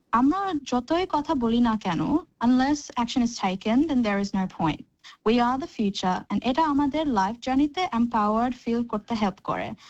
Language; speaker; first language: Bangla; early bilingual, heritage; Bangla